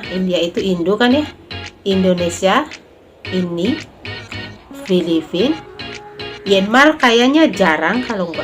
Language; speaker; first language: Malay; non-native, local second language; Javanese